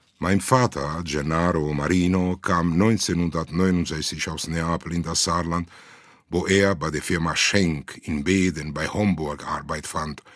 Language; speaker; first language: German; non-native, fluent; Italian